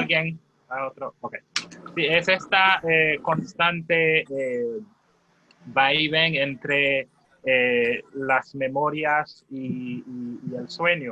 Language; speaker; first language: Spanish; non-native, fluent; Haitian Creole